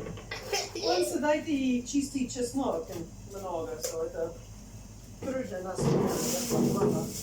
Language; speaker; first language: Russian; non-native, learner; English